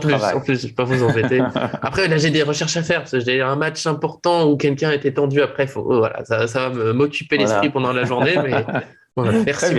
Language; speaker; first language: French; native; French